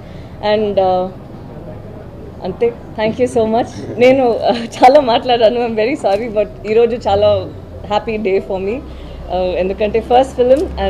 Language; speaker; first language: Telugu; non-native, learner; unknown